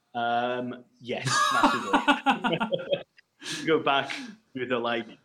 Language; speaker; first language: English; native; English